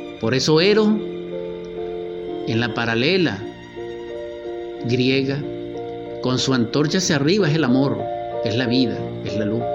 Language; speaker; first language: Spanish; native; Spanish